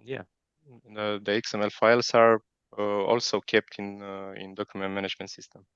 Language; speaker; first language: English; non-native, fluent; Romanian